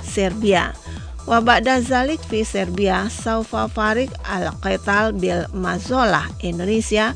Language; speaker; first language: Arabic; non-native, fluent; Indonesian